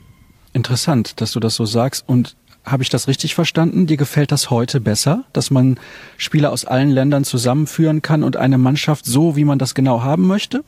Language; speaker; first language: German; native; German